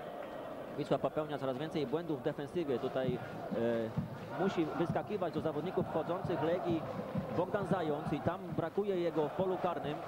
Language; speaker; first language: Polish; native; Polish